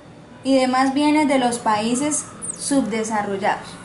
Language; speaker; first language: Spanish; native; Spanish